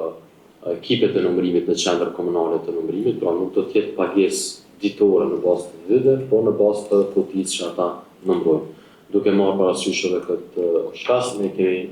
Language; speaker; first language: Albanian; native; Albanian